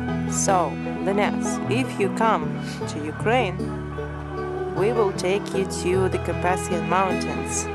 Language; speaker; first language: English; non-native, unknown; Ukrainian